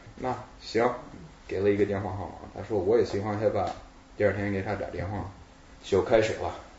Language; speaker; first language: Chinese; non-native, fluent; English